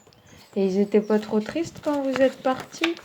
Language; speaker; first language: French; native; French